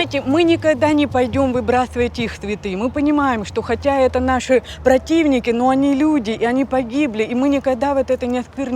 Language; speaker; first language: Russian; native; Russian